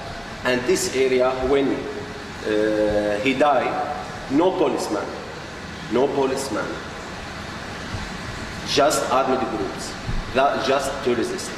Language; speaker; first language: English; non-native, learner; Arabic